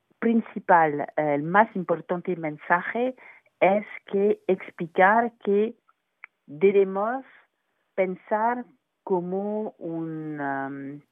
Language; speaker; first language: Spanish; non-native, fluent; French